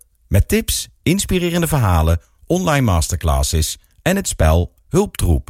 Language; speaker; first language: Dutch; native; Dutch